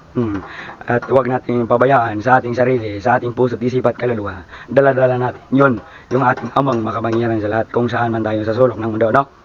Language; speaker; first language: Filipino; native; Filipino